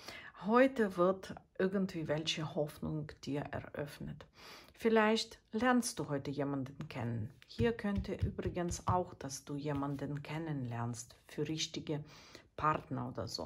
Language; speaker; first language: German; non-native, fluent; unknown